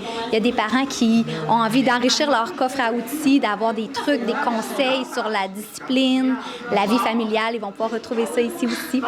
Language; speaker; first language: French; native; French